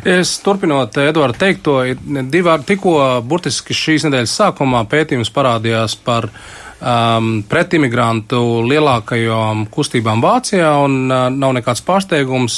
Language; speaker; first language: Latvian; native; Latvian